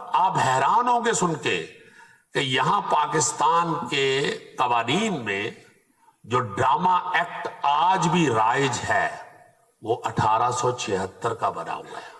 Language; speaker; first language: Urdu; non-native, local second language; Punjabi